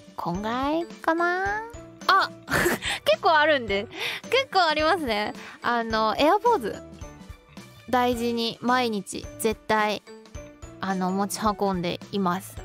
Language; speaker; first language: Japanese; non-native, fluent; Chinese